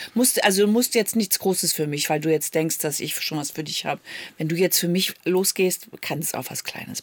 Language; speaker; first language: German; native; German